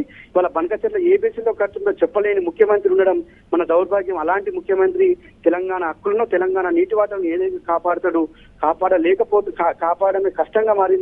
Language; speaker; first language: Telugu; native; Telugu